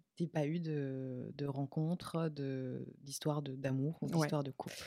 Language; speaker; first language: French; native; French